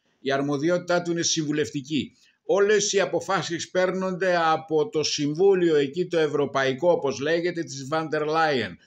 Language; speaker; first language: Greek; native; Greek